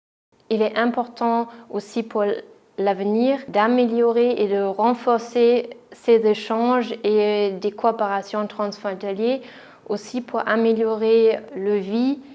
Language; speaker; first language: French; non-native, fluent; German